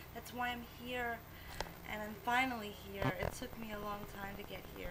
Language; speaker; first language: English; native; English